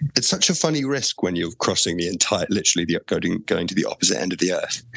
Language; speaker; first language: English; native; English